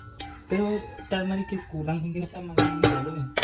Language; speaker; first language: Filipino; non-native, learner; Punjabi